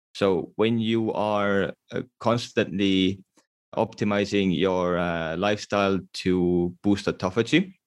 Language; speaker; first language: English; non-native, fluent; Estonian